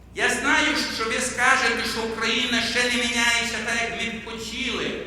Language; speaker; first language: Ukrainian; early bilingual, heritage; Ukrainian